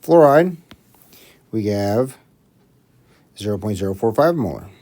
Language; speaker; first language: English; native; English